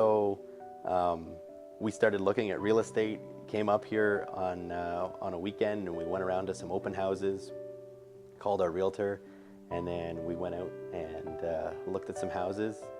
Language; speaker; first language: English; native; English